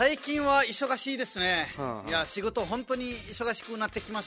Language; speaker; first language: Japanese; non-native, fluent; Nepali